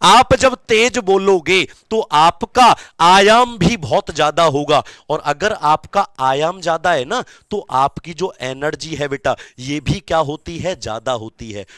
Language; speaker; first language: Hindi; native; Hindi